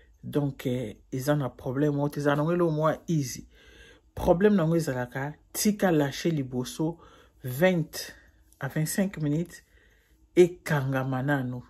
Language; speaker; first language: French; non-native, local second language; Lingala